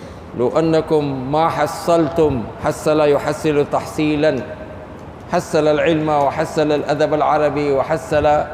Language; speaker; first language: Arabic; non-native, fluent; Urdu